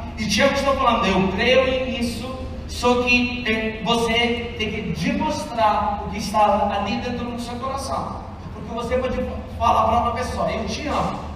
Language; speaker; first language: Portuguese; non-native, fluent; Italian